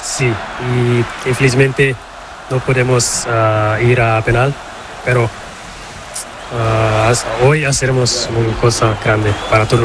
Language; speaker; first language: Spanish; non-native, learner; Portuguese